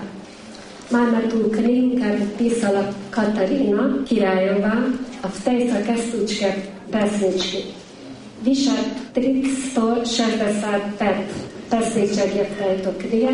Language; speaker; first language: Slovak; early bilingual, heritage; Slovak